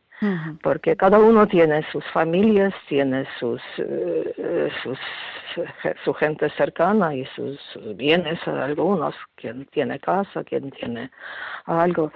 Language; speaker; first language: Spanish; non-native, fluent; Ukrainian